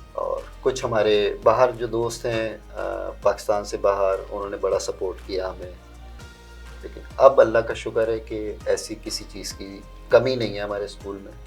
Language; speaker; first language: Urdu; native; Urdu